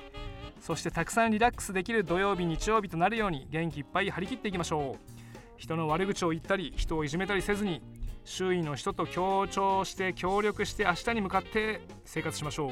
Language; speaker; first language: Japanese; native; Japanese